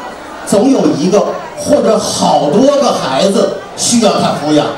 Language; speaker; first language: Chinese; native; Chinese